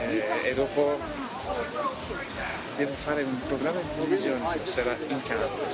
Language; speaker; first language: Italian; non-native, fluent; English